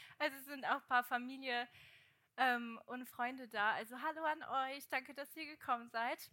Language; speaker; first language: German; early bilingual, other home language; Portuguese